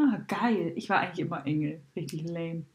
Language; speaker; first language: German; native; German